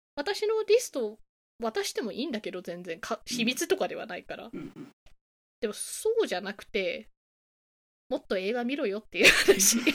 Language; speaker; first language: Japanese; native; Japanese